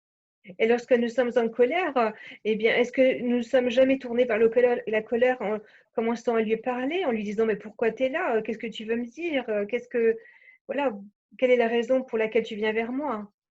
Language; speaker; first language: French; native; French